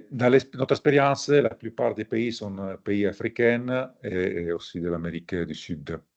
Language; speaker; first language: French; non-native, fluent; Italian